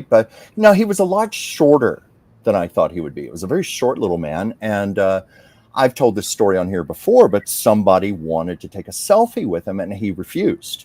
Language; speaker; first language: English; native; English